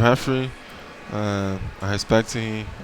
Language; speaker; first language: English; non-native, learner; Portuguese